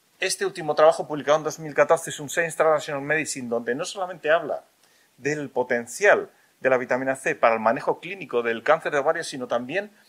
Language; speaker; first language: Spanish; native; Spanish